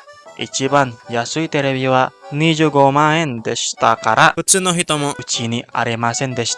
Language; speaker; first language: Japanese; non-native, learner; Indonesian